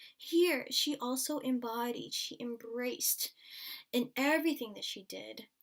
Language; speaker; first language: English; non-native, local second language; Filipino